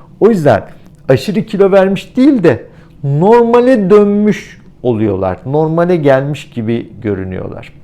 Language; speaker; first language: Turkish; native; Turkish